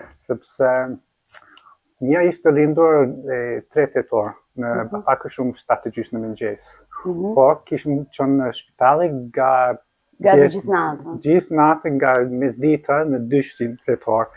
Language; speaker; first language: Albanian; non-native, learner; English